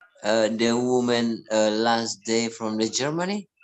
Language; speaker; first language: English; non-native, learner; Indonesian